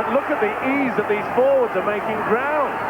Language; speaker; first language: English; native; English